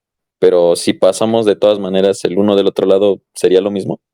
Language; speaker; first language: Spanish; native; Spanish